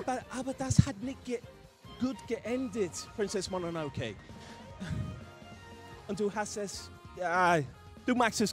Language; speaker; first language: German; non-native, fluent; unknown